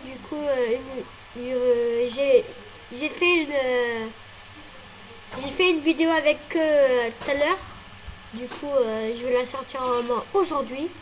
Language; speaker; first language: French; native; French